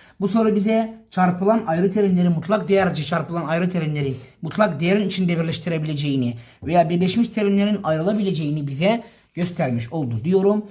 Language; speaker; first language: Turkish; native; Turkish